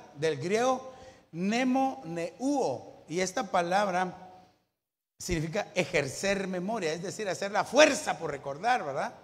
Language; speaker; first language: Spanish; native; Spanish